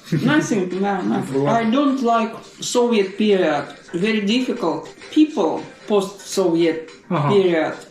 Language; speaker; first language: English; non-native, learner; Russian